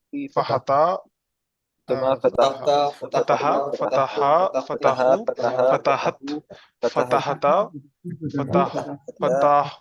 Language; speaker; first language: Arabic; non-native, learner; Urdu